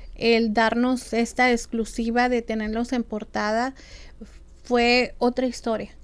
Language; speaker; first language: Spanish; native; Spanish